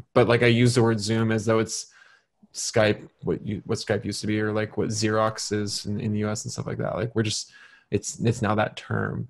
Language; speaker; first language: English; native; English